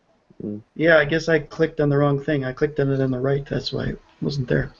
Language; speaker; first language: English; native; English